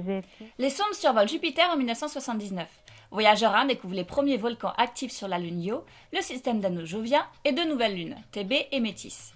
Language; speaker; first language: French; native; French